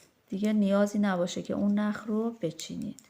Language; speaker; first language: Persian; native; Persian